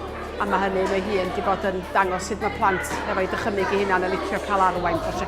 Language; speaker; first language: Welsh; native; Welsh